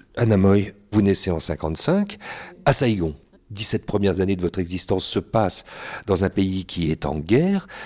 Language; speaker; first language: French; native; French